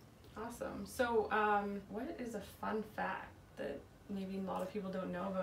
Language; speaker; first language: English; native; English